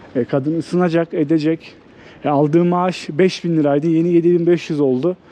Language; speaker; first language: Turkish; native; Turkish